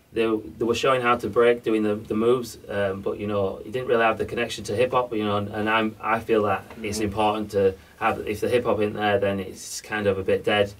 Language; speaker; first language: English; native; English